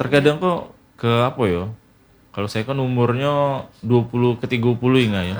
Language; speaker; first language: Indonesian; native; Indonesian